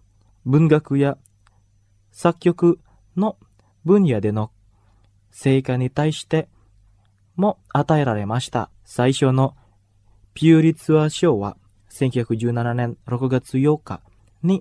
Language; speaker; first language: Japanese; non-native, fluent; Indonesian